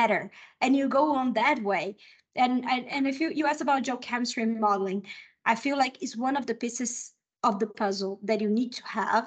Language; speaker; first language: English; non-native, fluent; Portuguese